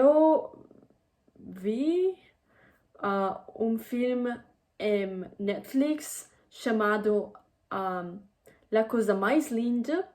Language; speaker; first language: Portuguese; non-native, learner; Spanish